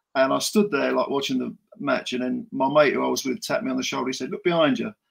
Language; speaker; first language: English; native; English